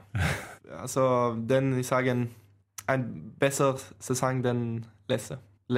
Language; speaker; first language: German; non-native, learner; Swedish